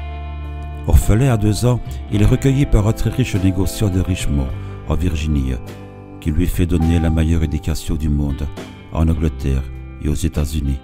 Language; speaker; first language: French; native; French